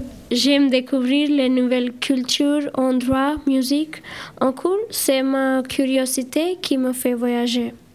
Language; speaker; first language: French; non-native, learner; Gujarati